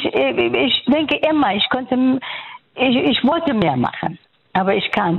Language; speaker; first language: German; non-native, fluent; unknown